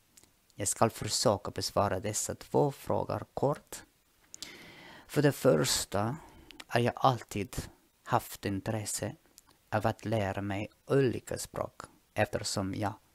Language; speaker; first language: Swedish; non-native, fluent; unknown